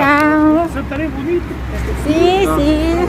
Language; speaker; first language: Portuguese; non-native, learner; Thai